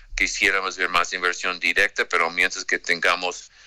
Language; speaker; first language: Spanish; non-native, fluent; English